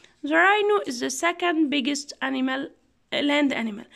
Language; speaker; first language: English; non-native, fluent; Arabic